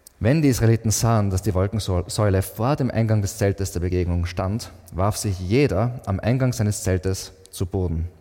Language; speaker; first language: German; native; German